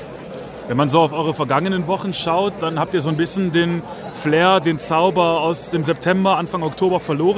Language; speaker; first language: German; native; German